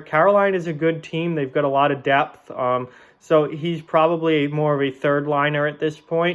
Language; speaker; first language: English; native; English